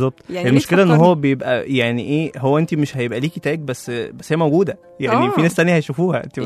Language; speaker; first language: Arabic; native; Arabic